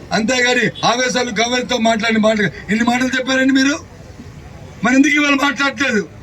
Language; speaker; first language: Telugu; native; Telugu